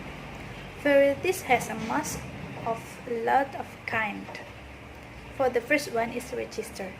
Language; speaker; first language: English; non-native, learner; Indonesian